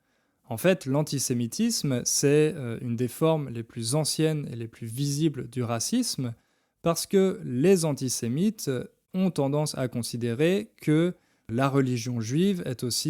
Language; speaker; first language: French; native; French